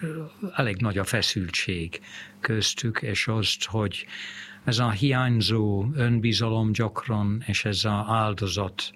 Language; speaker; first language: Hungarian; early bilingual, heritage; English